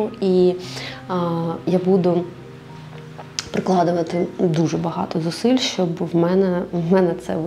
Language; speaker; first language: Ukrainian; non-native, local second language; Russian